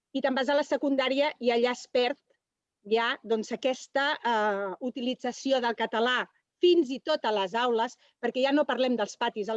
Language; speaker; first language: Catalan; non-native, local second language; Spanish